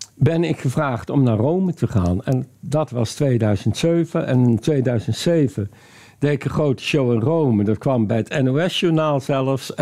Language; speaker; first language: Dutch; native; Dutch